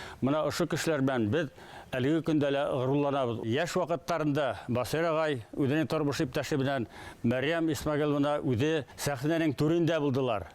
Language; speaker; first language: Tatar; non-native, local second language; Bashkir